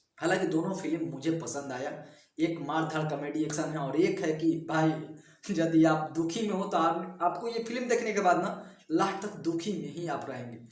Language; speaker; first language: Hindi; native; Hindi